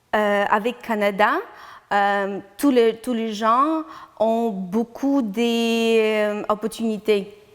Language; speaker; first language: French; non-native, learner; Ukrainian